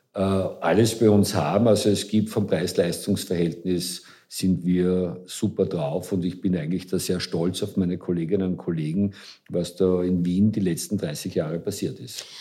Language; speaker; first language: German; native; German